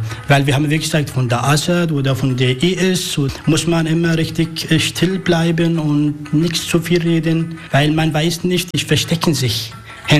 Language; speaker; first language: German; non-native, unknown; Arabic